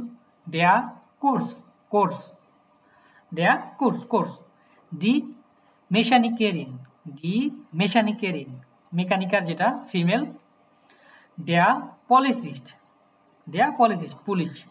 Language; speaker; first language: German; non-native, fluent; Bangla